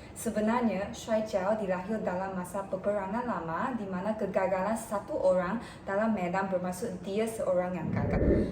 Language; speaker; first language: Malay; non-native, local second language; Chinese